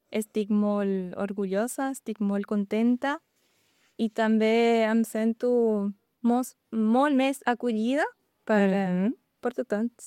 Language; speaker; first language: Catalan; non-native, learner; Guarani